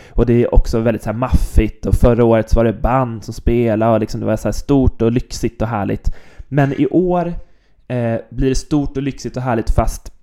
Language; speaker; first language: Swedish; native; Swedish